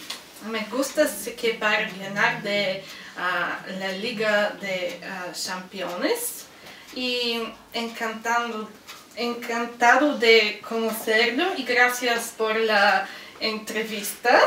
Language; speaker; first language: Spanish; non-native, learner; Bulgarian